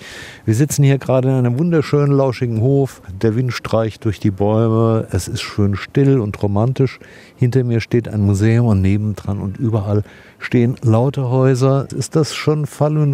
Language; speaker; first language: German; native; German